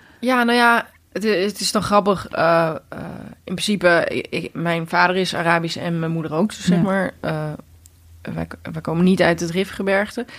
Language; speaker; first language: Dutch; native; Dutch